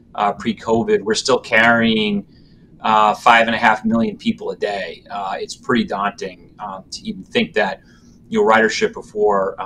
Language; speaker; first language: English; native; English